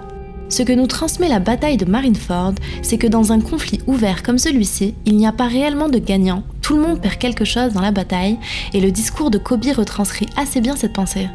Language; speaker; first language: French; native; French